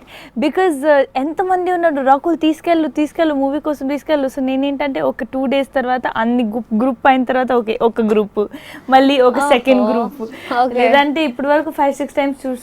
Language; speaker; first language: Telugu; non-native, fluent; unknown